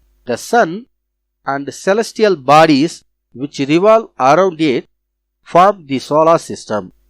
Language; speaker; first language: English; non-native, local second language; Tamil